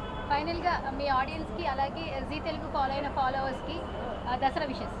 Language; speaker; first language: Telugu; native; Telugu